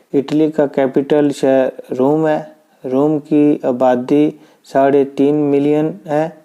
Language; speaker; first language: Urdu; non-native, local second language; Punjabi